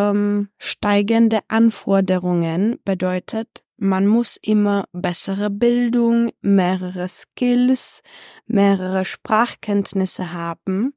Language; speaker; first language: German; non-native, fluent; Czech